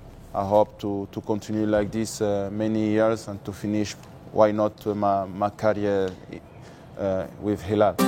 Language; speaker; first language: English; non-native, learner; French